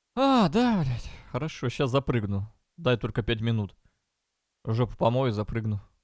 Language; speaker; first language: Russian; native; Russian